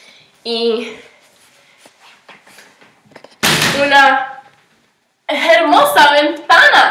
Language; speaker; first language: Spanish; non-native, learner; English